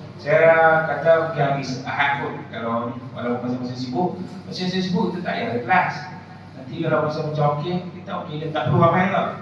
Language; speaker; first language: Malay; native; Malay